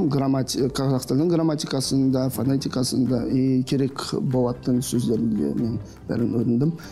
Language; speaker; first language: Kazakh; non-native, fluent; Russian